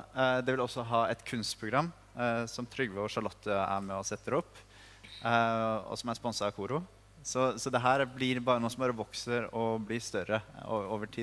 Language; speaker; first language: Norwegian; native; Norwegian